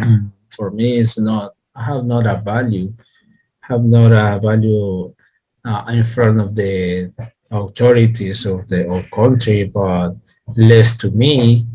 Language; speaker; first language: English; non-native, learner; Spanish